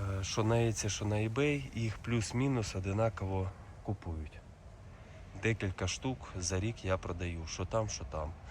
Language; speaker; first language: Ukrainian; non-native, local second language; Russian